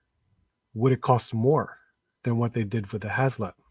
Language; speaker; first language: English; native; English